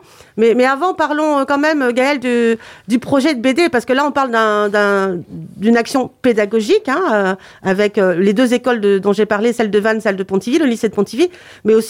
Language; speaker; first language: French; native; French